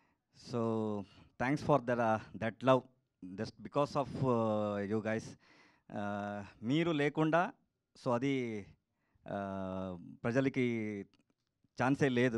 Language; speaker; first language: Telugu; non-native, learner; Kannada